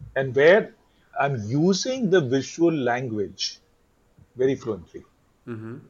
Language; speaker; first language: English; non-native, local second language; Hindi